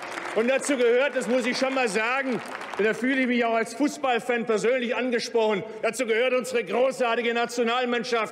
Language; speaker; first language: German; early bilingual, other home language; Turkish